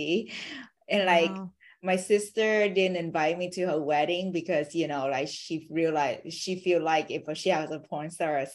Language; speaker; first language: English; non-native, fluent; Vietnamese